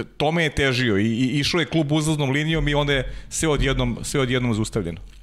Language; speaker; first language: Serbian; native; Serbian